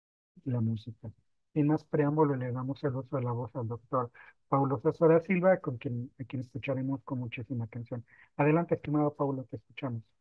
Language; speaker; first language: Spanish; native; Spanish